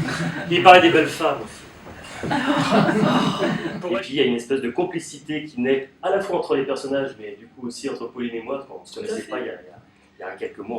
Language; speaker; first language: French; native; French